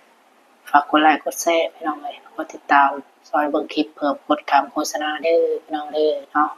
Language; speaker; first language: Thai; non-native, local second language; Lao